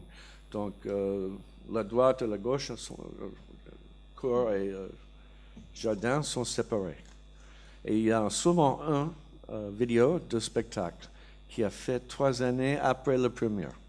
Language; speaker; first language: French; non-native, learner; English